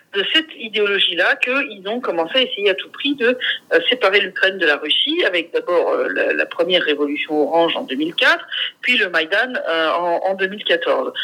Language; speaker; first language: French; native; French